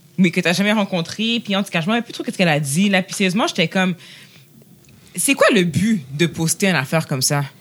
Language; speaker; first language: French; native; French